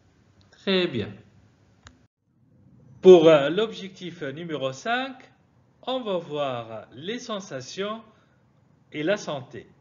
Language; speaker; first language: French; non-native, fluent; Arabic